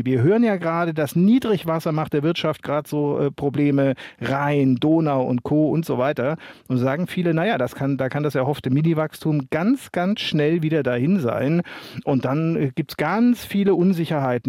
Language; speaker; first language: German; native; German